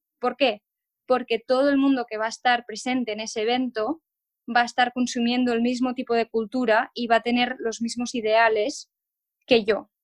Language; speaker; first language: Spanish; non-native, local second language; Catalan